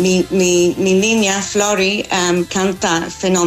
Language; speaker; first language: Spanish; non-native, fluent; English